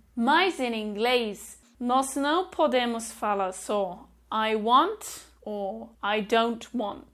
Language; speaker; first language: Portuguese; non-native, fluent; English